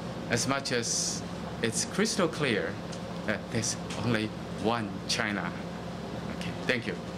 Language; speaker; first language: English; non-native, fluent; Chinese